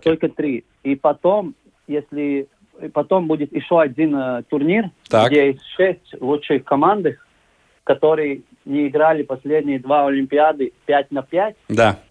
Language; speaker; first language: Russian; non-native, local second language; Latvian